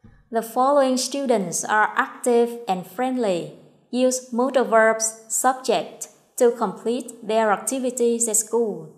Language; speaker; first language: English; non-native, fluent; Vietnamese